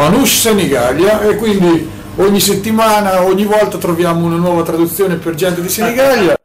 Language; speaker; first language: Italian; native; Italian